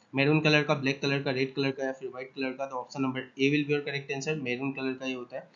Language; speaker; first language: Hindi; non-native, local second language; Assamese